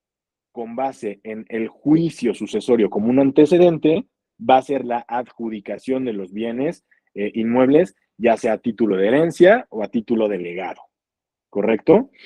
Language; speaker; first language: Spanish; native; Spanish